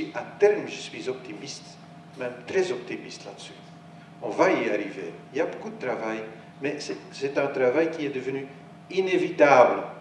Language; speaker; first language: French; non-native, local second language; Dutch